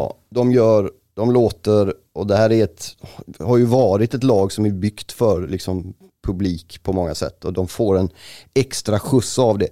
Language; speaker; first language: Swedish; native; Swedish